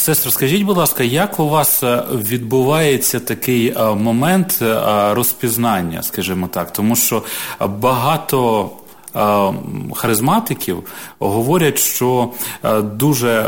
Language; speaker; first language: Ukrainian; native; Ukrainian